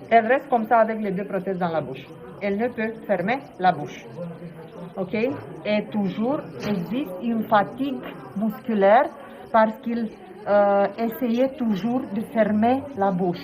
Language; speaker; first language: French; non-native, fluent; Romanian